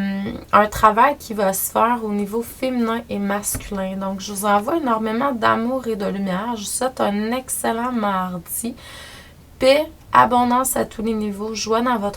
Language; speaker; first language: French; native; French